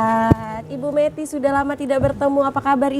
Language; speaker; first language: Indonesian; native; Indonesian